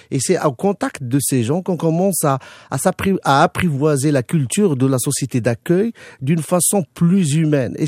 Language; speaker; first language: French; non-native, local second language; Arabic